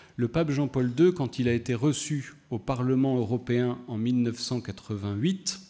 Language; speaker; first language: French; native; French